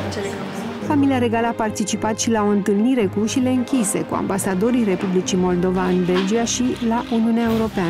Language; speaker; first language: Romanian; native; Romanian